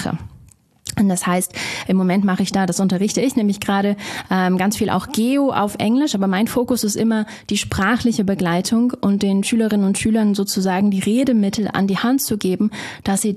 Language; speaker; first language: German; native; German